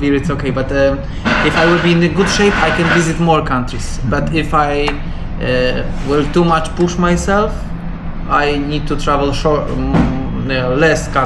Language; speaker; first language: English; non-native, learner; Polish